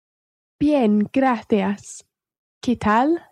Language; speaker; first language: Spanish; non-native, learner; English